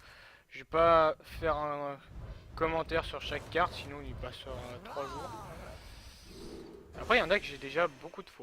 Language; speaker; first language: French; native; French